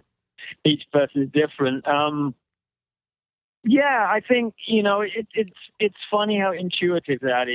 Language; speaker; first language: English; native; English